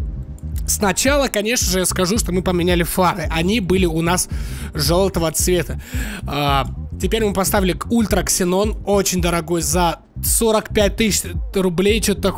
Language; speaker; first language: Russian; native; Russian